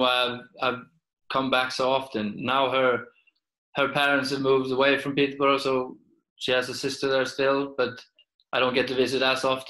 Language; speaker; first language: English; non-native, fluent; Icelandic